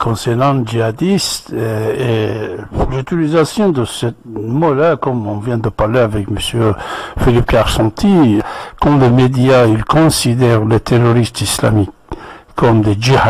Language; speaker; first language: French; non-native, fluent; Persian